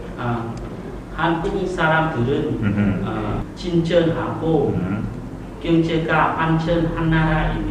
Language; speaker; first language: Korean; non-native, learner; Vietnamese